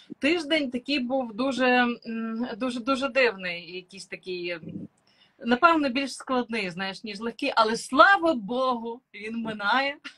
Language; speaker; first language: Ukrainian; native; Ukrainian